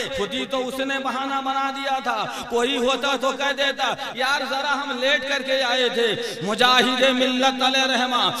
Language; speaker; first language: Urdu; native; Urdu